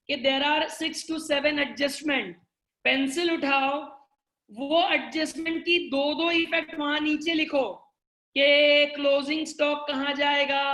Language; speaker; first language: Hindi; non-native, local second language; Gujarati